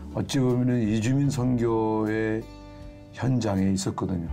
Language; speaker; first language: Korean; native; Korean